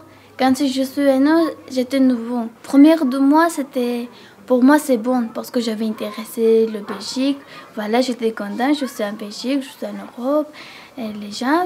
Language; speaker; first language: French; non-native, learner; Georgian